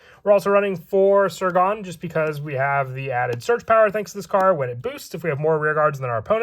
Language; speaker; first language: English; native; English